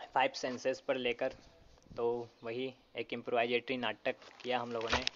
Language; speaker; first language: Hindi; native; Hindi